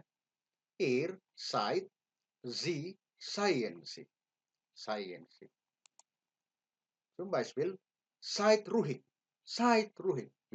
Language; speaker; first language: German; non-native, learner; Indonesian